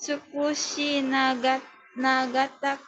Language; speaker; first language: Japanese; non-native, learner; Indonesian